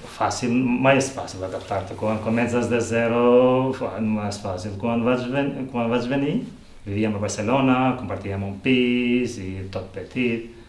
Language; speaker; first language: Catalan; non-native, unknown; Albanian